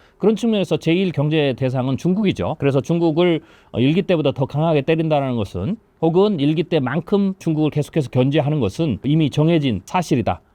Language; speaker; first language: Korean; native; Korean